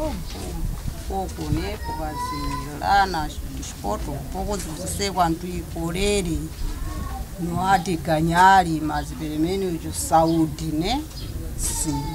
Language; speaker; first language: Portuguese; non-native, learner; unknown